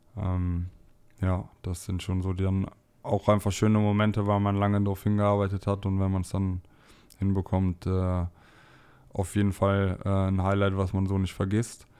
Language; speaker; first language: German; native; German